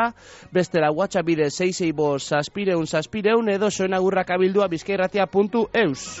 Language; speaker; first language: Basque; native; Basque